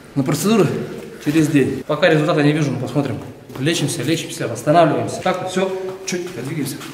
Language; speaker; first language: Russian; native; Russian